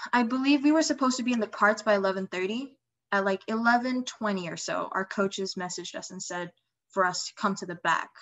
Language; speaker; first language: English; non-native, fluent; Indonesian